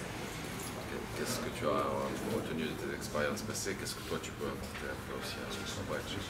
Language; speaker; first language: French; non-native, fluent; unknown